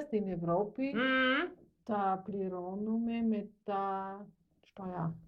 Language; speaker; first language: Greek; non-native, learner; German